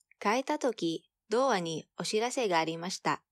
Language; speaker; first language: Japanese; non-native, fluent; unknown